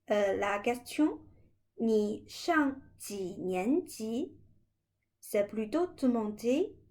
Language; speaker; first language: French; non-native, fluent; Chinese